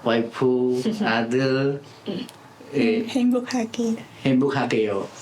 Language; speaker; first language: Korean; non-native, learner; Khmer